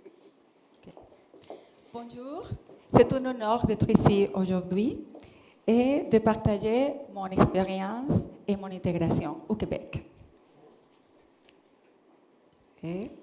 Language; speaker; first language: French; non-native, fluent; Spanish